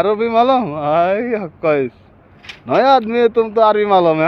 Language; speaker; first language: Hindi; non-native, learner; Bangla